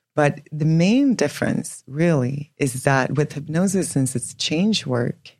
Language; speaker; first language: English; non-native, fluent; Swedish